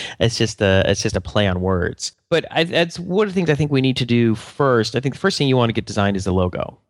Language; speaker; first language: English; native; English